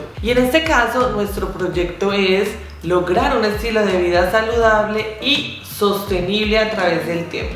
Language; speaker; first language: Spanish; native; Spanish